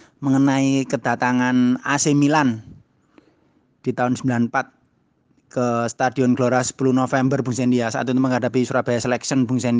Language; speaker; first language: Indonesian; native; Indonesian